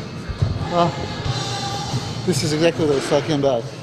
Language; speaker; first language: English; non-native, fluent; Serbian